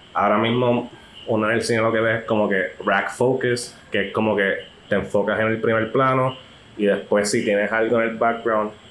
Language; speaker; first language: Spanish; native; Spanish